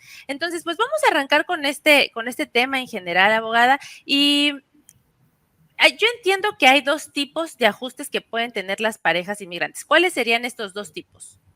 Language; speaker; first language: Spanish; native; Spanish